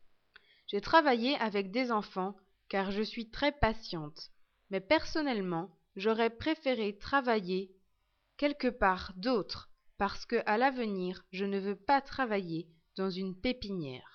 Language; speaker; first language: French; non-native, learner; English